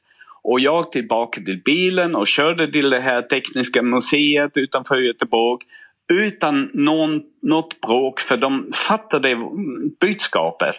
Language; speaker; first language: Swedish; non-native, fluent; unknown